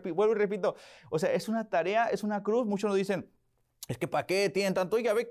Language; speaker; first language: Spanish; early bilingual, heritage; Spanish